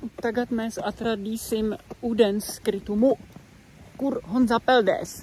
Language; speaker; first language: Latvian; non-native, learner; Czech